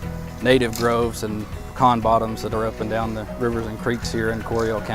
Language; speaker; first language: English; native; English